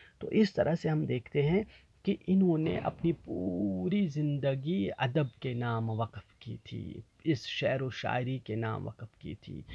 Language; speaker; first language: Urdu; non-native, local second language; Kashmiri